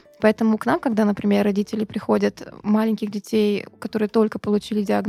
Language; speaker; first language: Russian; native; Russian